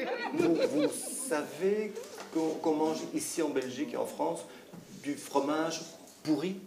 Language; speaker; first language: French; native; French